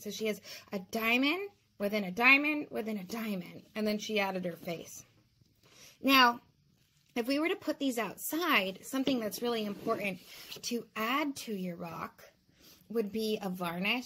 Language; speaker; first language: English; native; English